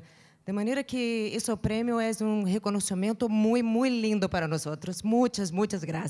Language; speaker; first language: Portuguese; non-native, learner; Spanish